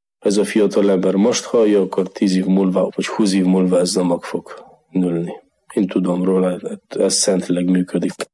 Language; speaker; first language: Hungarian; non-native, learner; Polish